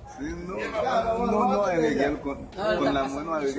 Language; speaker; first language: Spanish; non-native, learner; Haitian Creole